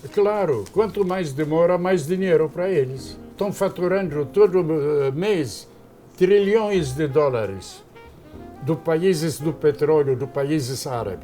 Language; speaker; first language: Portuguese; non-native, fluent; Arabic